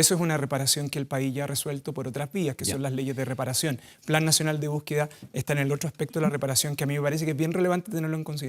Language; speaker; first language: Spanish; native; Spanish